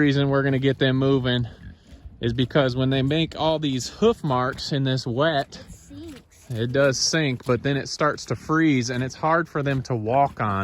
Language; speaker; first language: English; native; English